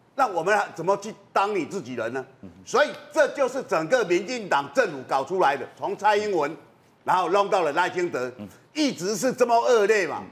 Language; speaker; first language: Chinese; native; Chinese